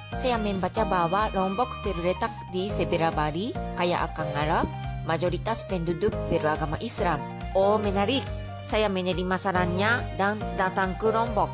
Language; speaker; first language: Indonesian; non-native, fluent; Japanese